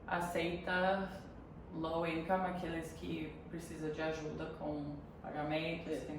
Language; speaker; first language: Portuguese; early bilingual, heritage; Portuguese